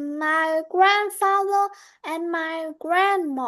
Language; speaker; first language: English; non-native, learner; Vietnamese